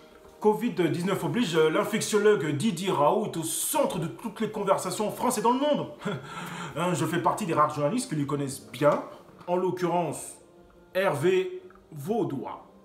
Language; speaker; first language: French; native; French